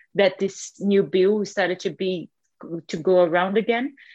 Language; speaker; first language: English; non-native, fluent; Portuguese